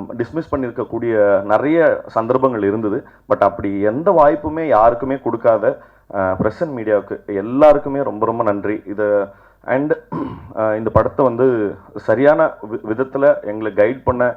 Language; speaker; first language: Tamil; native; Tamil